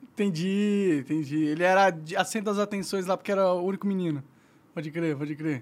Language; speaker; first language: Portuguese; native; Portuguese